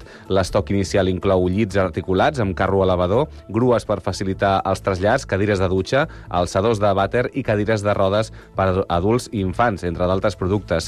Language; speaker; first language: Catalan; native; Catalan